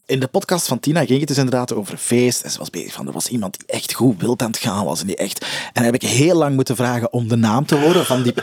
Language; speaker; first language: Dutch; native; Dutch